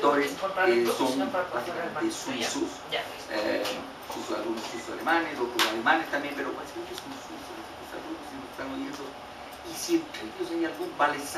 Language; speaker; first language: Spanish; native; Spanish